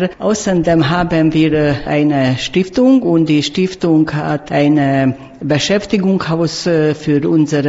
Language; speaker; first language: German; non-native, learner; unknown